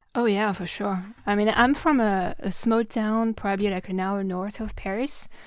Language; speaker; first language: English; non-native, fluent; French